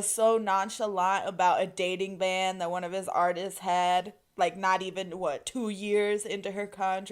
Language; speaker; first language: English; native; English